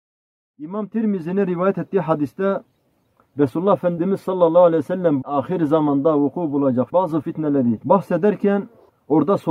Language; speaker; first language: Turkish; native; Turkish